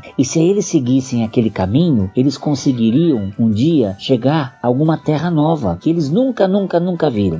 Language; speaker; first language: Portuguese; native; Portuguese